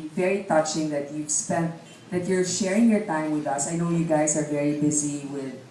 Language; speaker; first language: English; non-native, local second language; Filipino